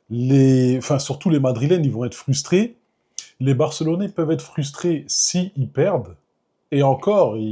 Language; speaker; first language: French; native; French